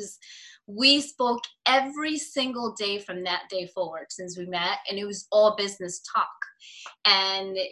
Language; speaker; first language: English; native; English